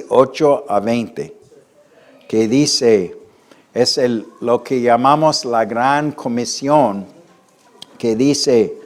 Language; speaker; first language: Spanish; non-native, fluent; English